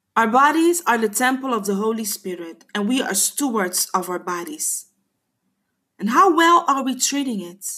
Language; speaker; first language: English; non-native, fluent; Papiamento